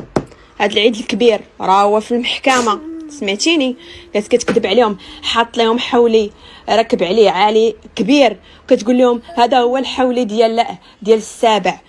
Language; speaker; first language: Arabic; native; Arabic